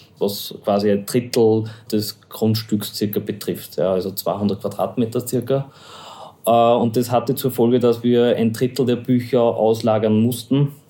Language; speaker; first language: German; native; German